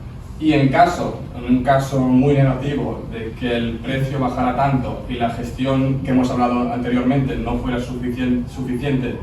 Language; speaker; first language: Spanish; native; Spanish